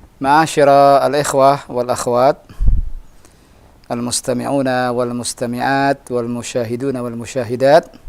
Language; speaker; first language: Arabic; non-native, fluent; Indonesian